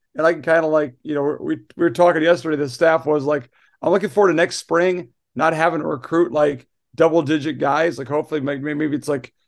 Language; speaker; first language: English; native; English